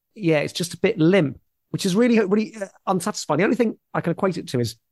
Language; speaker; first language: English; native; English